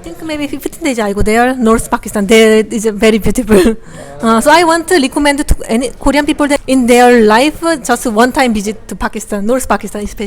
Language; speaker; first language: English; non-native, learner; Korean